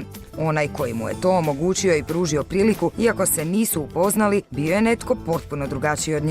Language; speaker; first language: Croatian; native; Croatian